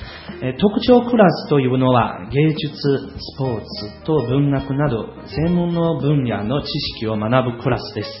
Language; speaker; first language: Japanese; non-native, fluent; Chinese